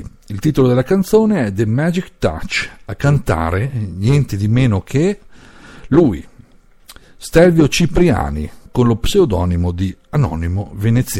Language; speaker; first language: Italian; native; Italian